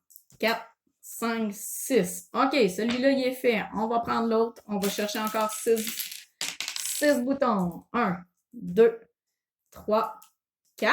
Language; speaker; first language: French; native; French